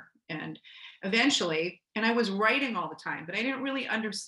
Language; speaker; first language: English; native; English